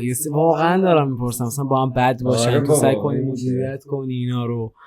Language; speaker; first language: Persian; native; Persian